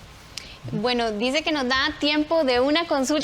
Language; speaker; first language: Spanish; native; Spanish